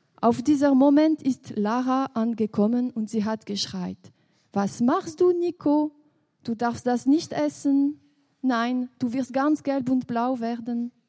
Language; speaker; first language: German; non-native, local second language; French